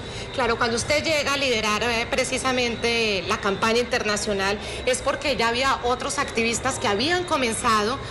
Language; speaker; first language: Spanish; native; Spanish